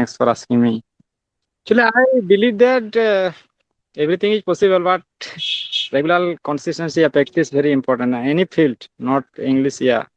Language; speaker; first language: English; non-native, learner; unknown